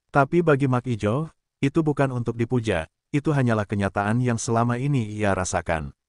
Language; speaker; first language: Indonesian; native; Indonesian